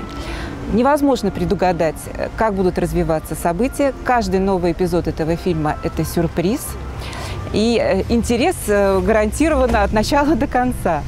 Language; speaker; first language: Russian; native; Russian